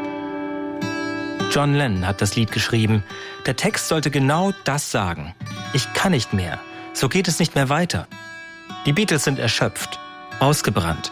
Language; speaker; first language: German; native; German